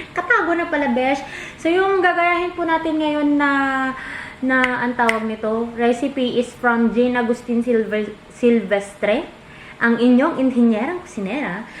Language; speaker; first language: Filipino; non-native, local second language; Iloko